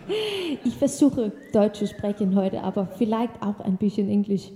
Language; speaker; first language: German; non-native, learner; Danish